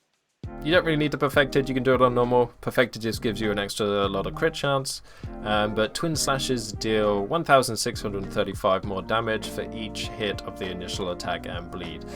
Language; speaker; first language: English; native; English